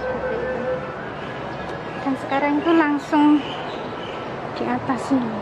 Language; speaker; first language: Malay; non-native, local second language; Javanese